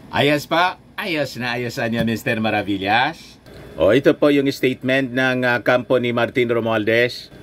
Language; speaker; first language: Filipino; native; Filipino